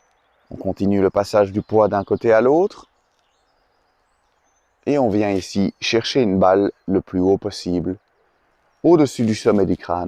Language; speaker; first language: French; native; French